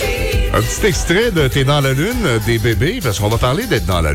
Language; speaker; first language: French; native; French